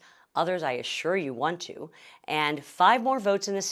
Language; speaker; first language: English; native; English